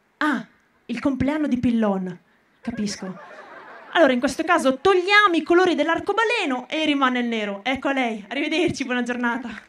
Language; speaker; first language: Italian; native; Italian